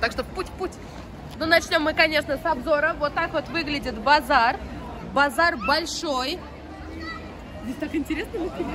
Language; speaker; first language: Russian; native; Russian